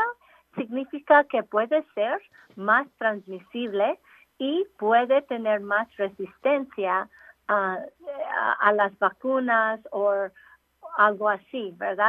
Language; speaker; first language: Spanish; non-native, local second language; English